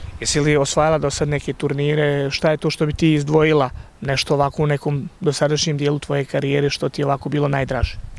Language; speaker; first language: Serbian; native; Serbian